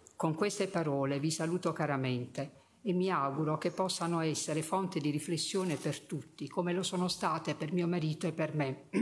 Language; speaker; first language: Italian; native; Italian